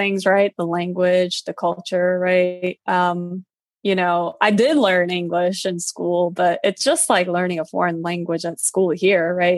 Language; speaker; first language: English; early bilingual, other home language; Korean